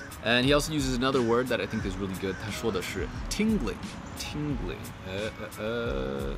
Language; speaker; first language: English; native; English